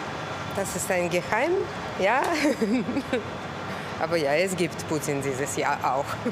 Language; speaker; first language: German; non-native, learner; Russian